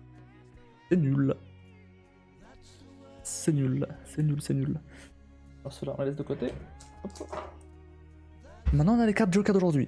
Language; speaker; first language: French; native; French